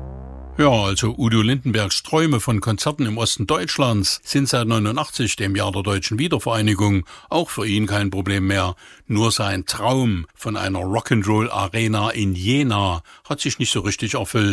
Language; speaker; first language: German; native; German